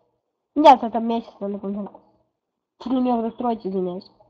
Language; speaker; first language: Russian; native; Russian